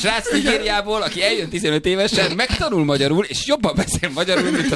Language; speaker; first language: Hungarian; native; Hungarian